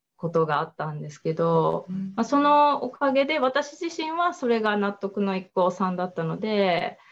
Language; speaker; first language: Japanese; native; Japanese